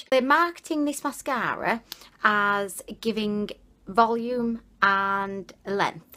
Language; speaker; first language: English; native; English